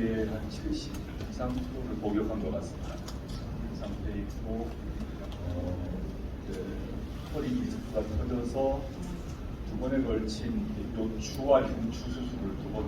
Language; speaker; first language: Korean; native; Korean